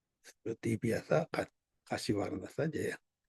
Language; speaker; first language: Indonesian; non-native, fluent; Japanese